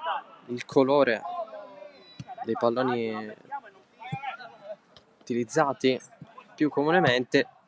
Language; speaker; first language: Italian; native; Italian